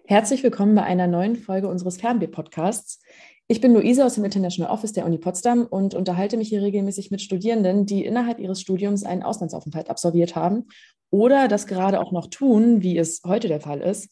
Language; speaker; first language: German; native; German